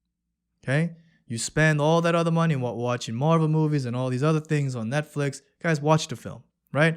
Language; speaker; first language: English; early bilingual, other home language; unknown